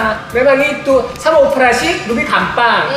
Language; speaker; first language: Indonesian; non-native, learner; Korean